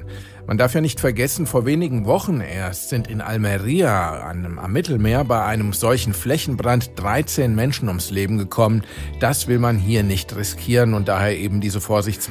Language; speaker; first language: German; native; German